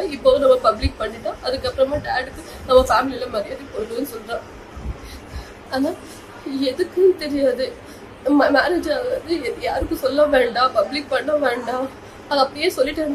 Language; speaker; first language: Tamil; non-native, local second language; Kannada